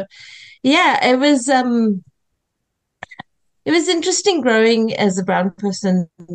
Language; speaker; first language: English; native; English